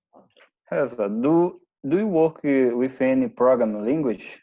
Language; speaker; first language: English; non-native, learner; Portuguese